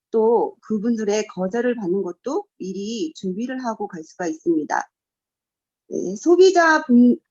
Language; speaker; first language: Korean; native; Korean